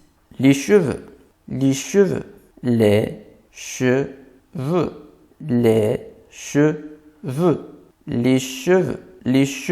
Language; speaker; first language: French; non-native, fluent; Arabic